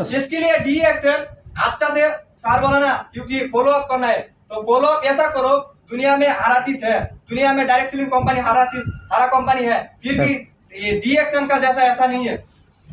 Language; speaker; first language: Hindi; non-native, learner; Bangla